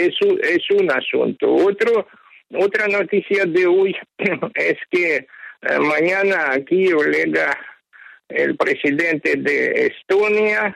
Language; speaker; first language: Spanish; non-native, fluent; Ukrainian